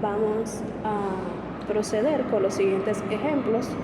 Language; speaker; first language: Spanish; native; Spanish